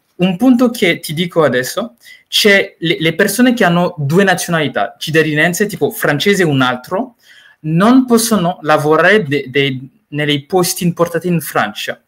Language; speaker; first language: Italian; non-native, learner; Malagasy